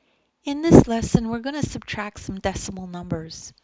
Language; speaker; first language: English; native; English